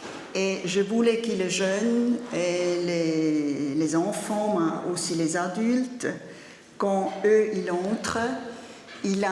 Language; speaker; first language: French; non-native, learner; German